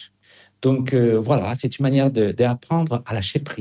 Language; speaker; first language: French; non-native, fluent; Spanish